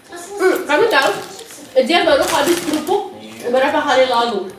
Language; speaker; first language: Indonesian; non-native, learner; Russian